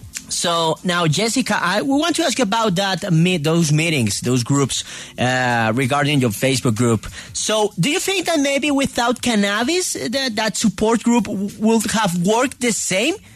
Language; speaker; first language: English; non-native, fluent; Spanish